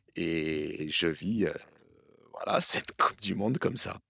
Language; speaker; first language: French; native; French